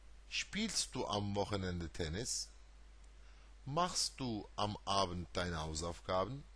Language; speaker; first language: German; non-native, fluent; Turkish